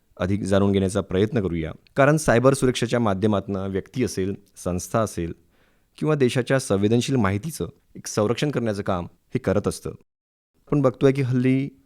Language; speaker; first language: Marathi; native; Marathi